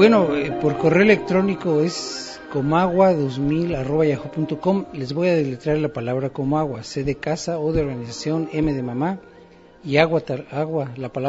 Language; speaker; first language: Spanish; native; Spanish